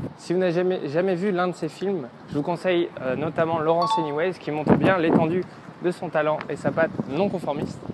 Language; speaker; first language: French; native; French